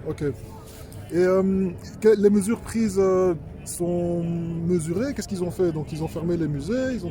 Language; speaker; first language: French; native; French